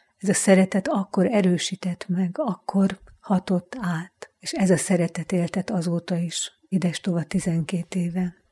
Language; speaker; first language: Hungarian; native; Hungarian